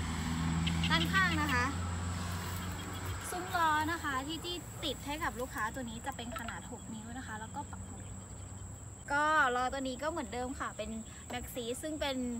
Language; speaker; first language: Thai; native; Thai